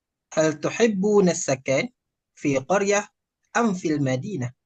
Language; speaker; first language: Arabic; non-native, learner; Malay